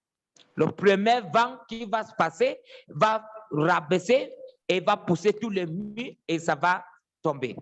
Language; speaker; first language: French; non-native, fluent; English